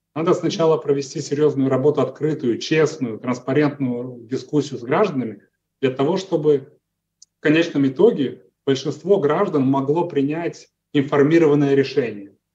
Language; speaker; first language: Russian; non-native, local second language; Romanian